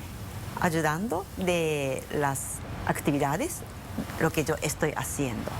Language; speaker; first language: Spanish; non-native, fluent; Japanese